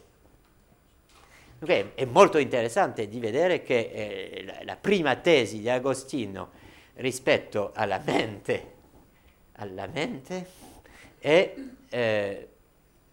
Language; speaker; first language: Italian; non-native, fluent; French